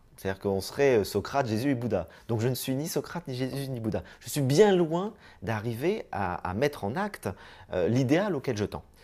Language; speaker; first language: French; native; French